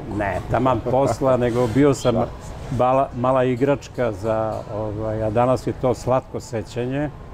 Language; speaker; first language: Serbian; native; Serbian